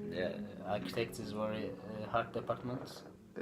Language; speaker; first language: English; non-native, learner; Turkish